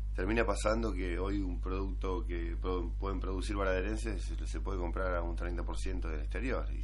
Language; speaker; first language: Spanish; native; Spanish